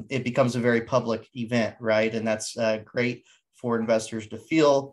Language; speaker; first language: English; native; English